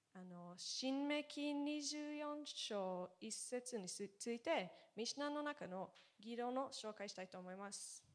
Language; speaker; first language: Japanese; non-native, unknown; Hebrew